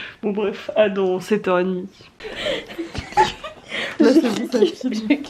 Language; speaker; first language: French; native; French